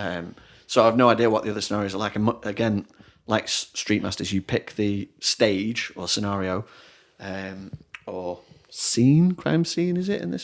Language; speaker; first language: English; native; English